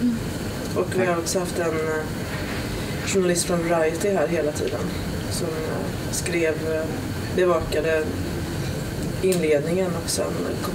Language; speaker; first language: Swedish; native; Swedish